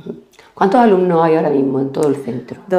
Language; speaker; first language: Spanish; native; Spanish